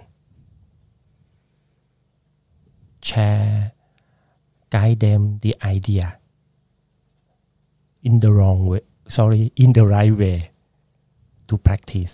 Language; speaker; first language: English; non-native, learner; Thai